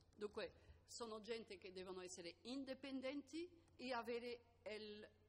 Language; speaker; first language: Italian; non-native, fluent; French